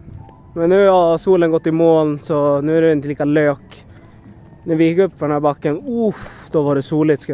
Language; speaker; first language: Swedish; native; Swedish